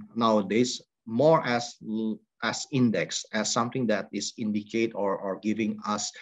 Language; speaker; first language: English; non-native, fluent; Indonesian